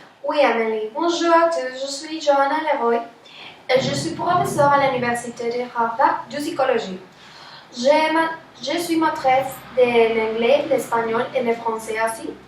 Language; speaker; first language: French; non-native, learner; Spanish